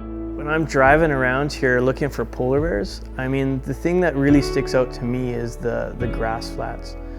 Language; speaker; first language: English; native; English